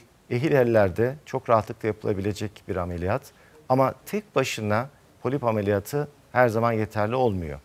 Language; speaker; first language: Turkish; native; Turkish